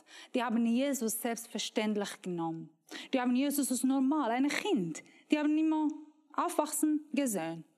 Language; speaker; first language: German; non-native, learner; Persian